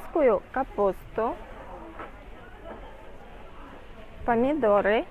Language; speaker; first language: Russian; non-native, fluent; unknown